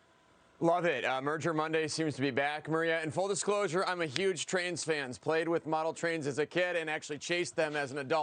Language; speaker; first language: English; native; English